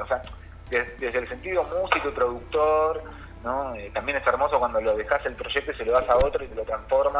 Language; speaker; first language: Spanish; native; Spanish